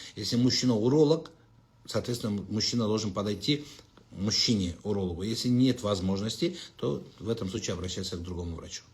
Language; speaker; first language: Russian; non-native, local second language; Kazakh